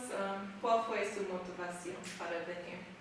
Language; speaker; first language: Spanish; non-native, fluent; English